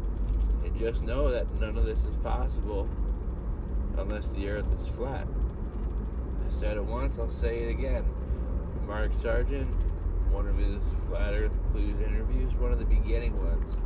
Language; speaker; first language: English; native; English